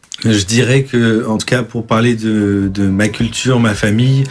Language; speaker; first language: French; early bilingual, other home language; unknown